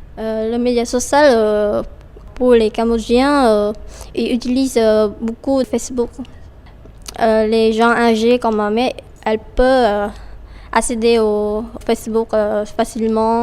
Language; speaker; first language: French; non-native, fluent; Khmer